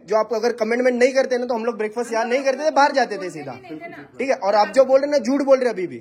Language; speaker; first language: Hindi; non-native, local second language; Marathi